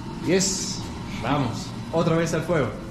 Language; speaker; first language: Spanish; non-native, learner; English